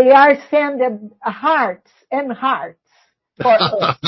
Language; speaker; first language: English; non-native, learner; Portuguese